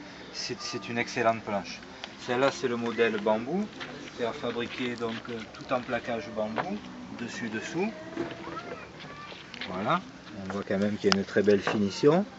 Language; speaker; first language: French; native; French